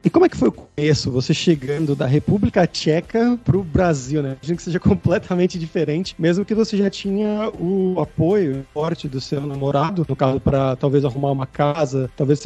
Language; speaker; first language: Portuguese; native; Portuguese